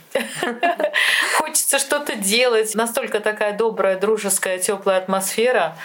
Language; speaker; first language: Russian; native; Russian